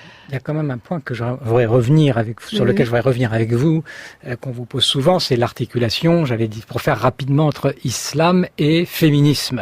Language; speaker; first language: French; native; French